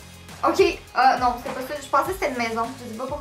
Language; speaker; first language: French; native; French